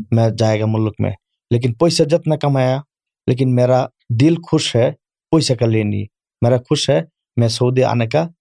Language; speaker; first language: Urdu; non-native, learner; Bangla